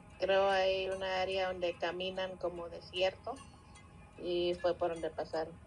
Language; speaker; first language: Spanish; early bilingual, other home language; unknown